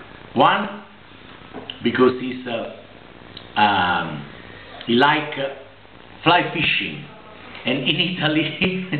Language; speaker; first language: English; non-native, learner; Italian